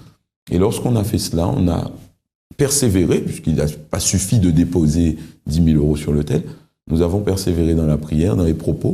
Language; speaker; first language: French; native; French